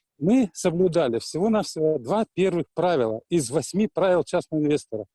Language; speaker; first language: Russian; native; Russian